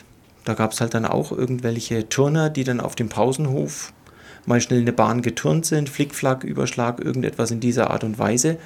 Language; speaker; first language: German; native; German